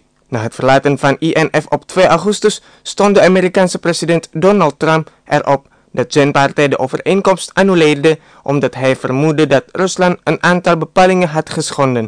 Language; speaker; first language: Dutch; non-native, fluent; Indonesian